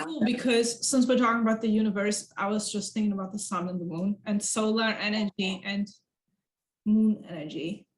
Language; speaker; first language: English; non-native, fluent; German